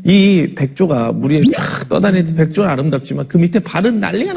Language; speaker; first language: Korean; native; Korean